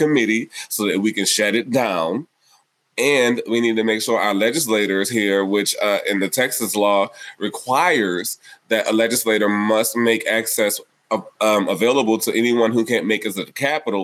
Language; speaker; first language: English; native; English